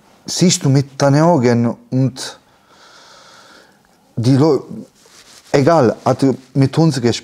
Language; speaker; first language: German; non-native, learner; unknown